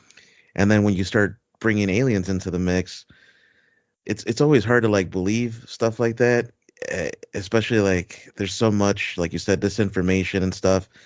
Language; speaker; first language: English; native; English